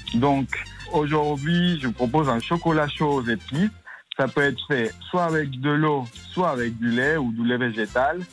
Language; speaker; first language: French; non-native, fluent; Spanish